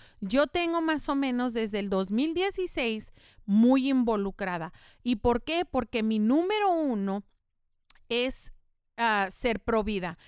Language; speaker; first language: Spanish; native; Spanish